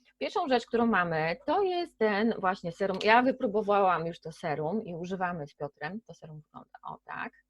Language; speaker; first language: Polish; native; Polish